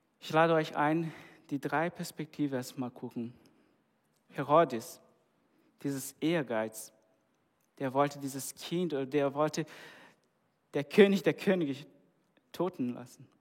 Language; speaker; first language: German; non-native, fluent; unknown